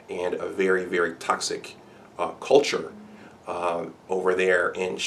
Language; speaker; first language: English; native; English